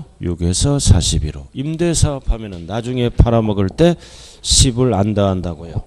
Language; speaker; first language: Korean; native; Korean